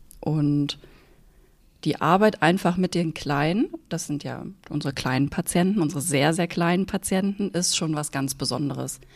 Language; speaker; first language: German; native; German